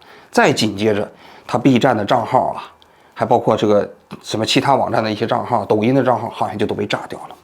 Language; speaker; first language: Chinese; native; Chinese